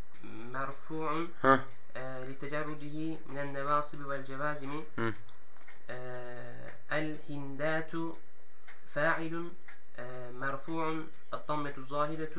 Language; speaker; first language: Arabic; non-native, learner; Turkish